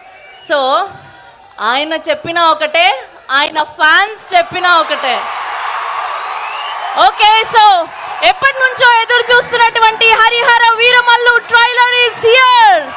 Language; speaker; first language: Telugu; native; Telugu